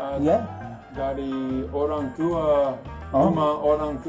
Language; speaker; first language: Indonesian; non-native, learner; English